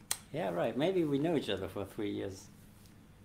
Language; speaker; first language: English; non-native, fluent; German